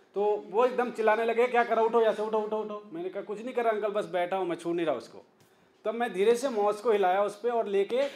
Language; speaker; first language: Hindi; native; Hindi